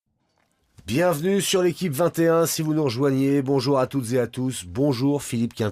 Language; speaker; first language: French; native; French